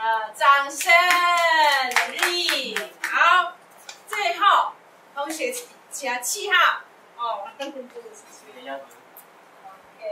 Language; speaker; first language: Chinese; non-native, local second language; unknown